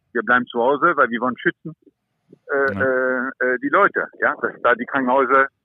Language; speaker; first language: German; non-native, fluent; French